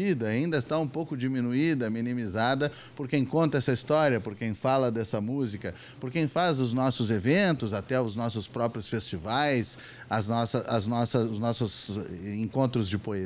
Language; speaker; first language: Portuguese; native; Portuguese